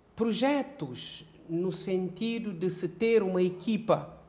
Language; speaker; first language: Portuguese; non-native, local second language; Kabuverdianu